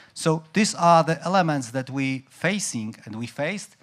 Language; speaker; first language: English; non-native, fluent; Polish